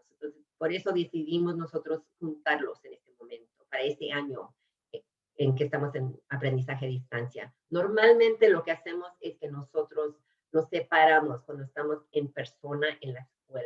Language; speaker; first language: Spanish; early bilingual, other home language; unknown